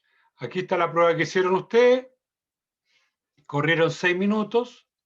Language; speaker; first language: Spanish; native; Spanish